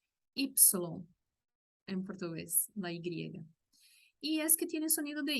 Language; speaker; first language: Spanish; non-native, local second language; Portuguese